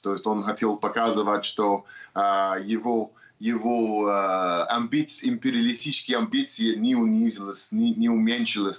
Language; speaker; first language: Russian; non-native, learner; English